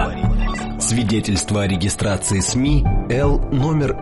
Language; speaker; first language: Russian; native; Russian